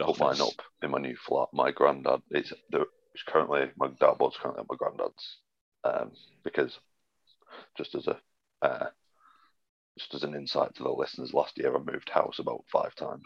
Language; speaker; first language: English; native; English